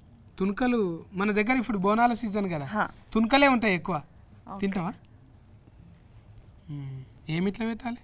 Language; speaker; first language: Telugu; native; Telugu